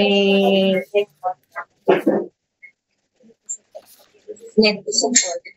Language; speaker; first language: English; non-native, learner; Hiligaynon